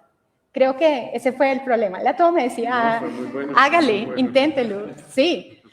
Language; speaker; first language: Spanish; native; Spanish